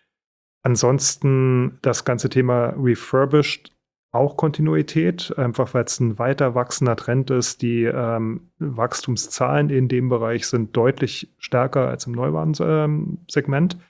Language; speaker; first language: German; native; German